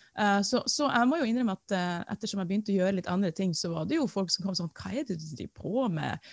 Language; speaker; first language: Norwegian; native; Norwegian